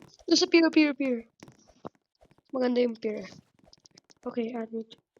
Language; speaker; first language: Filipino; native; Filipino